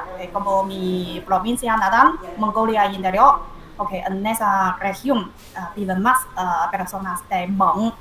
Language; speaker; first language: Spanish; non-native, fluent; Chinese